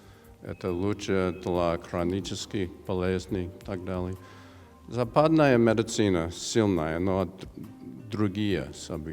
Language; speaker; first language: Russian; non-native, learner; English